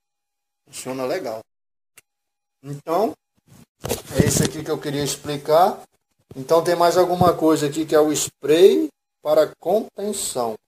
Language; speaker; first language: Portuguese; native; Portuguese